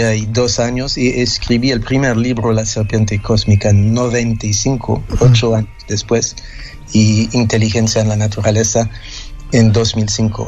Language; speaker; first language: Spanish; non-native, fluent; French